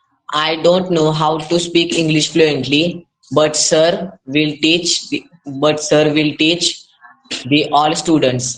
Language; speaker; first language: English; non-native, learner; Marathi